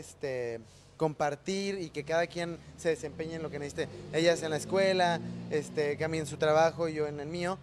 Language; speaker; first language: Spanish; native; Spanish